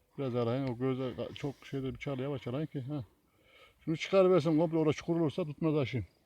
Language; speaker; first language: Turkish; native; Turkish